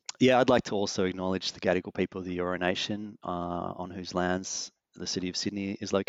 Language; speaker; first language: English; native; English